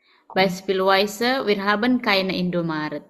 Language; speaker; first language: German; non-native, learner; Indonesian